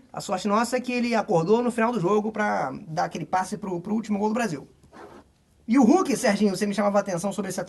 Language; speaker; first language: Portuguese; native; Portuguese